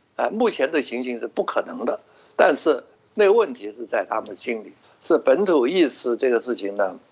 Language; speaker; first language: Chinese; non-native, local second language; Cantonese